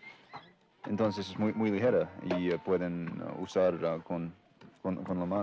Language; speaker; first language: Spanish; non-native, fluent; English